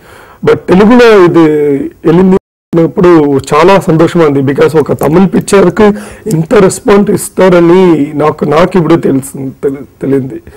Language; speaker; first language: Telugu; non-native, learner; Tamil